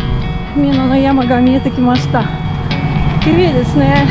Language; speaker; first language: Japanese; non-native, learner; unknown